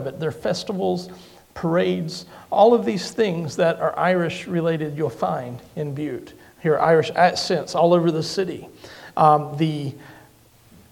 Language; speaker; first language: English; native; English